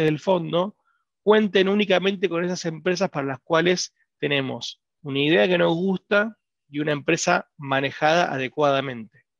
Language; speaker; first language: Spanish; native; Spanish